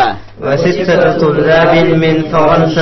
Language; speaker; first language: Arabic; non-native, learner; Indonesian